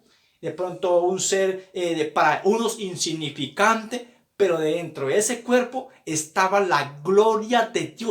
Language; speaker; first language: Spanish; native; Spanish